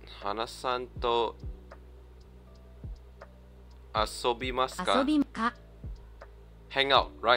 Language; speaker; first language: Japanese; non-native, learner; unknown